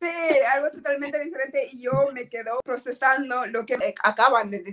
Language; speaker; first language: Spanish; non-native, learner; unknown